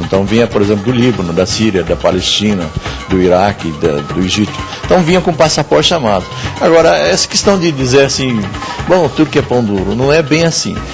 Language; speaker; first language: Portuguese; early bilingual, other home language; Arabic